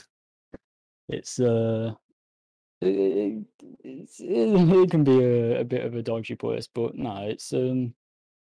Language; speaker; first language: English; native; English